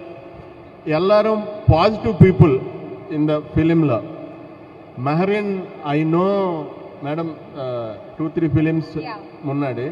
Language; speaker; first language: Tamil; non-native, learner; Telugu